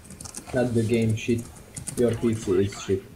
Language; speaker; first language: English; non-native, learner; Hungarian